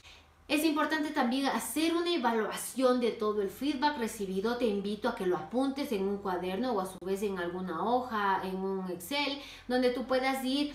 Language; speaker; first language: Spanish; native; Spanish